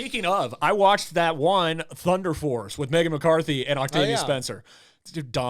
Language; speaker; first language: English; native; English